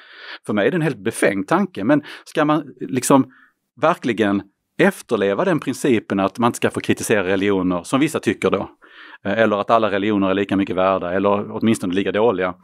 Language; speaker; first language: Swedish; native; Swedish